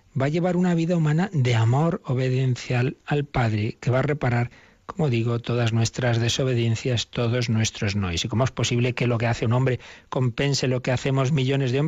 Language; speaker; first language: Spanish; native; Spanish